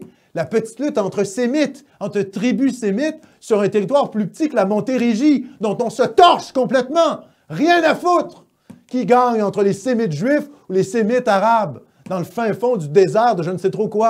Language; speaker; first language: French; native; French